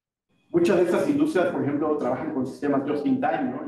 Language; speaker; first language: Spanish; native; Spanish